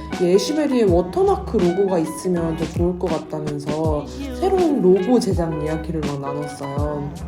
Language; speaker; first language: Korean; native; Korean